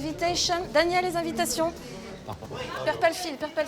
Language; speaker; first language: French; native; French